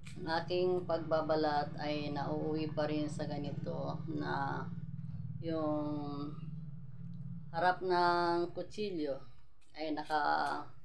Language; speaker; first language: Filipino; non-native, local second language; Iloko